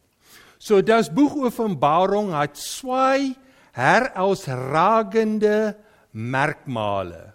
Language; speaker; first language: German; non-native, fluent; Dutch